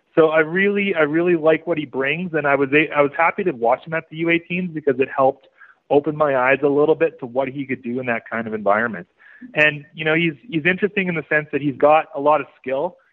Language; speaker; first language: English; native; English